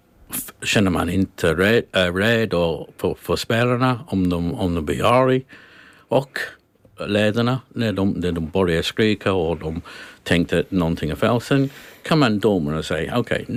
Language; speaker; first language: Swedish; non-native, learner; English